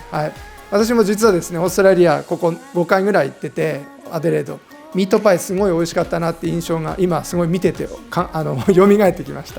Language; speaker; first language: Japanese; native; Japanese